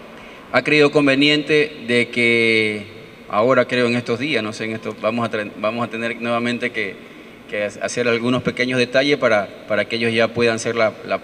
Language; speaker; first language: Spanish; native; Spanish